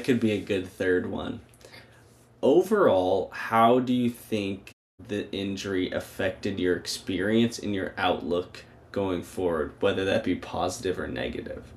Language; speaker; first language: English; native; English